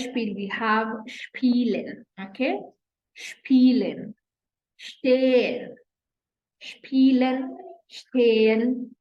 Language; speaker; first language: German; non-native, fluent; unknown